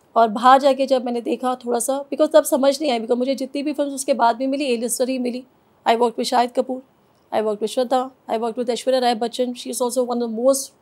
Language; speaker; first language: Hindi; native; Hindi